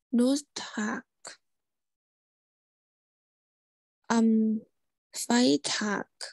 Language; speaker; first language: German; non-native, learner; Thai